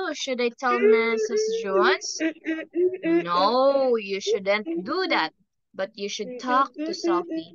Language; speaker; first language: English; non-native, fluent; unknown